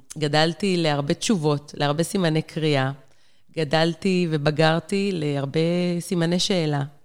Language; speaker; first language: Hebrew; native; Hebrew